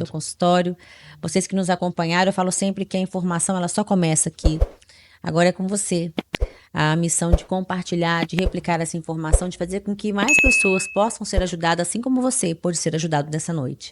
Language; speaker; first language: Portuguese; native; Portuguese